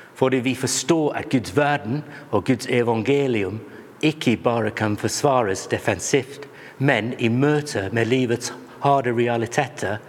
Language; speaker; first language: Norwegian; non-native, fluent; English